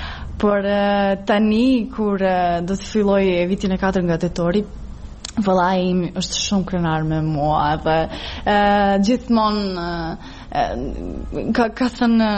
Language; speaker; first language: Albanian; non-native, fluent; Serbian